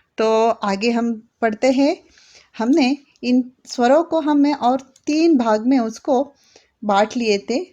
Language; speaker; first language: Hindi; non-native, local second language; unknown